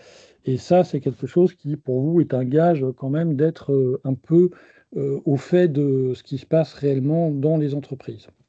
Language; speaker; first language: French; native; French